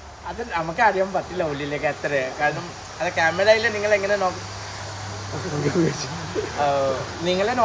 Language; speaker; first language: Malayalam; non-native, learner; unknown